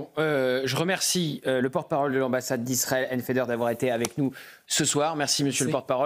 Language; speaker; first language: French; native; French